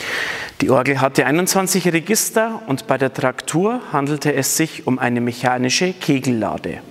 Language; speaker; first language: German; native; German